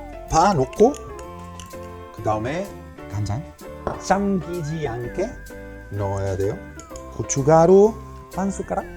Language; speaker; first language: Korean; non-native, learner; Italian